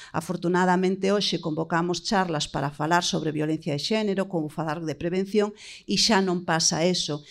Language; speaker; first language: Galician; native; Galician